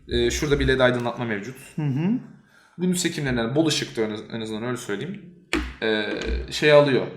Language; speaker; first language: Turkish; native; Turkish